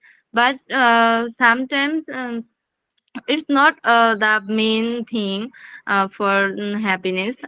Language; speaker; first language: English; non-native, learner; Bangla